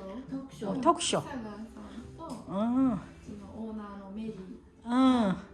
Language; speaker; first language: Japanese; non-native, learner; Korean